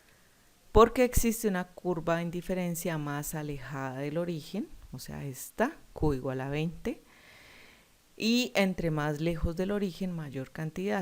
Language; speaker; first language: Spanish; native; Spanish